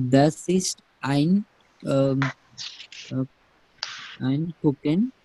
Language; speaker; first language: German; non-native, learner; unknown